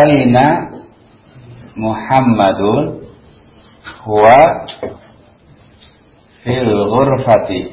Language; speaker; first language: Arabic; non-native, fluent; Indonesian